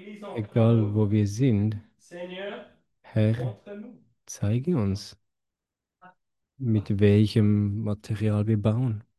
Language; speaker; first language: German; non-native, fluent; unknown